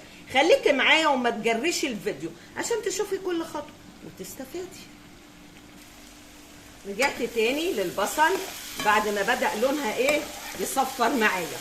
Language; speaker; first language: Arabic; native; Arabic